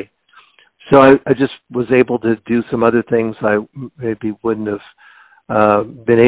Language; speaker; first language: English; native; English